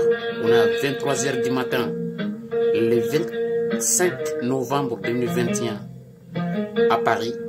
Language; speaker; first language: French; non-native, learner; Bambara